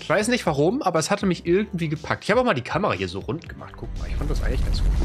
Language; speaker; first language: German; native; German